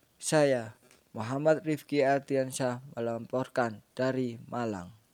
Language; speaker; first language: Indonesian; native; Indonesian